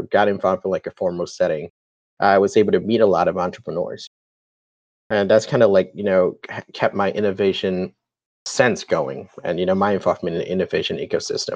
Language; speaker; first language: English; non-native, local second language; Cantonese